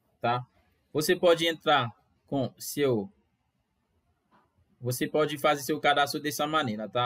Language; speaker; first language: Portuguese; non-native, fluent; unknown